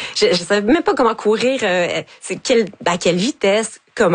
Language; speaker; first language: French; native; French